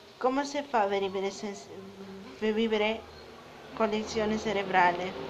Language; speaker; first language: Italian; non-native, learner; Spanish